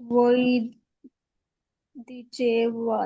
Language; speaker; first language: Italian; non-native, learner; Urdu